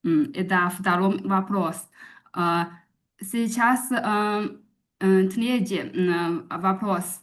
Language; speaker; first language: Russian; non-native, learner; Chinese